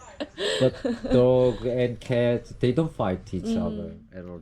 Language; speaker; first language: English; non-native, learner; Korean